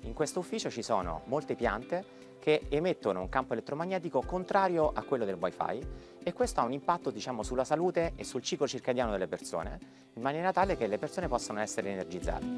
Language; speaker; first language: Italian; native; Italian